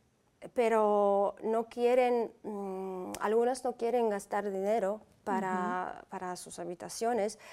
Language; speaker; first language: Spanish; non-native, fluent; Uzbek